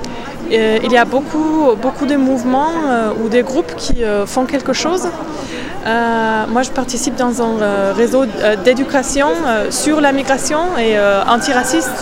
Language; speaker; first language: French; non-native, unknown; German